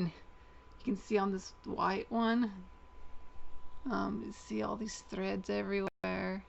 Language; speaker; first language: English; native; English